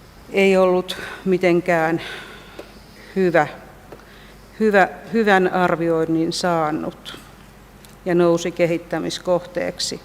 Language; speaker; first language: Finnish; native; Finnish